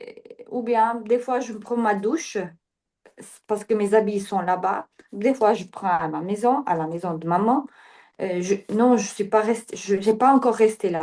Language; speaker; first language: French; non-native, learner; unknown